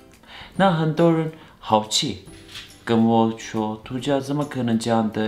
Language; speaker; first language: Chinese; non-native, fluent; Turkish